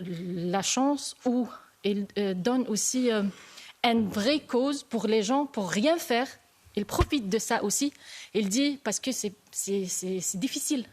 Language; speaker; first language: French; non-native, learner; Arabic